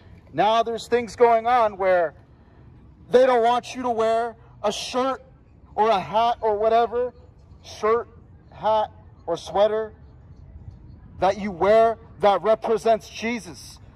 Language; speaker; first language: English; native; English